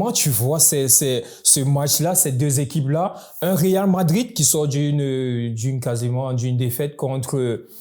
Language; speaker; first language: French; native; French